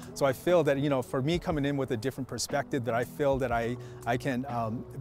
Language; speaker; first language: English; native; English